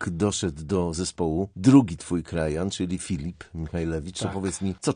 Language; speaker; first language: Polish; native; Polish